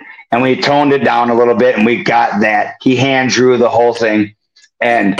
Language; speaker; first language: English; native; English